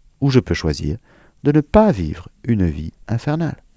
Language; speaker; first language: French; native; French